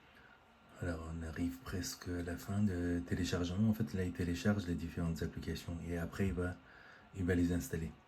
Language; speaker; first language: French; native; French